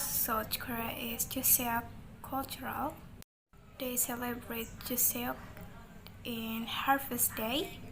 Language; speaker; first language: English; non-native, learner; Indonesian